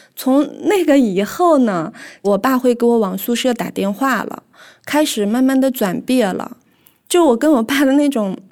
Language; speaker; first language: Chinese; native; Chinese